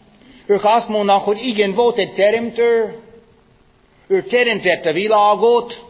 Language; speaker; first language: Hungarian; non-native, fluent; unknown